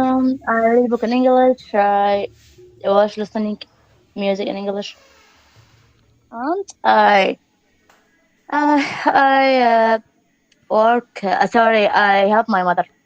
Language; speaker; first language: English; non-native, learner; Arabic